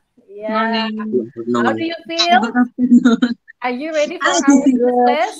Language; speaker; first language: English; non-native, learner; Indonesian